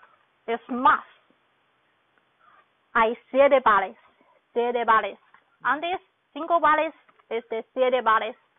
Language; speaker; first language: Spanish; non-native, learner; Chinese